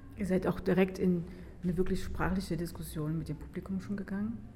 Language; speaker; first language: German; native; German